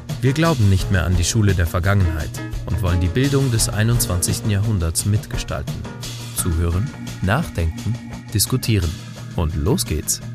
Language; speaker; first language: German; native; German